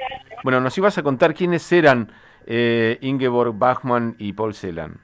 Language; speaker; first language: Spanish; native; Spanish